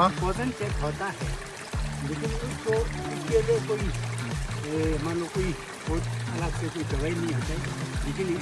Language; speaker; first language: Hindi; non-native, learner; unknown